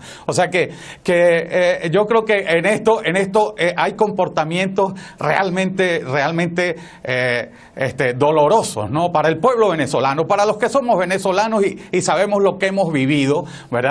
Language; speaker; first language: Spanish; native; Spanish